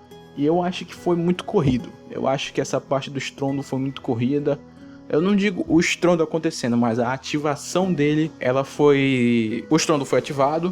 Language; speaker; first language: Portuguese; native; Portuguese